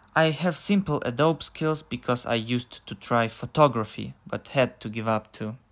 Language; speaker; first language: English; non-native, learner; Ukrainian